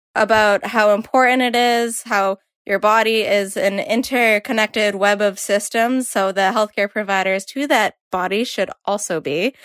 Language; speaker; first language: English; native; English